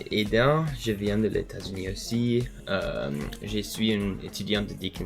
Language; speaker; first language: French; non-native, learner; English